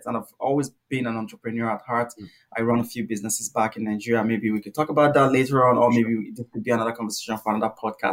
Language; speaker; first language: English; non-native, local second language; Igbo